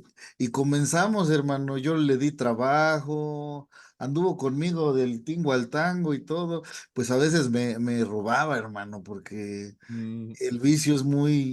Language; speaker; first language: Spanish; native; Spanish